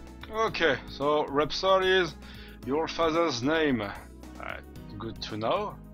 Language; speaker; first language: English; non-native, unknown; French